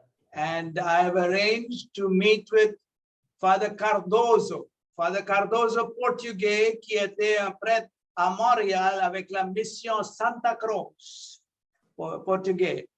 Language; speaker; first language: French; non-native, local second language; English